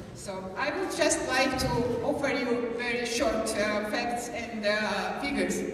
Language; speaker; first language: English; non-native, fluent; Georgian